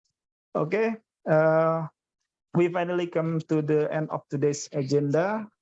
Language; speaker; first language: English; non-native, fluent; Indonesian